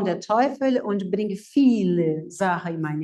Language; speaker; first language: German; non-native, fluent; Portuguese